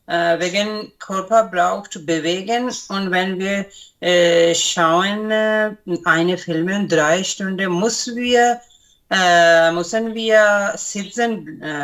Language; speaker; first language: German; non-native, learner; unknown